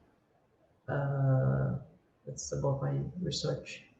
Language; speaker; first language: English; non-native, learner; Portuguese